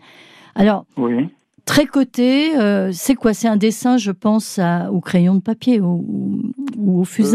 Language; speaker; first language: French; native; French